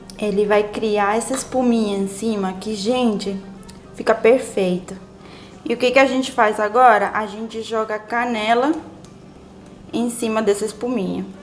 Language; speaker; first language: Portuguese; non-native, fluent; Spanish